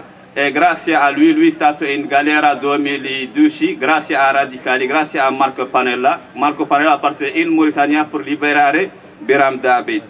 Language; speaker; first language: Italian; non-native, learner; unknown